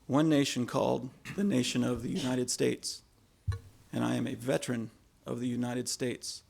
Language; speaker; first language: English; native; English